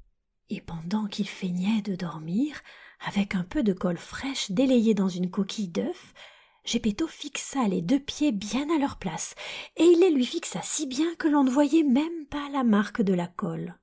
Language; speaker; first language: French; native; French